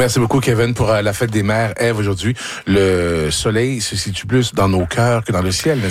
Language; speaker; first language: French; native; French